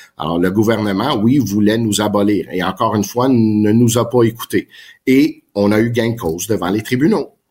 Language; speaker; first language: French; non-native, local second language; English